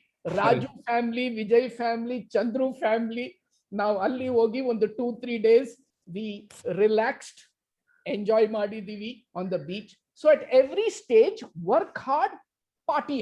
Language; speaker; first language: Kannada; non-native, local second language; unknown